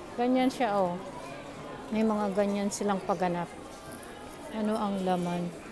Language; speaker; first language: Filipino; native; Filipino